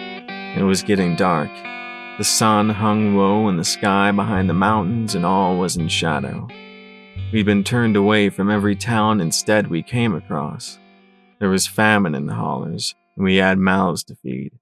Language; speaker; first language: English; native; English